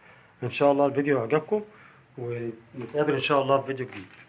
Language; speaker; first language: Arabic; native; Arabic